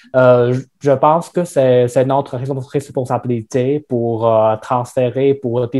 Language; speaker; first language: French; non-native, fluent; Chinese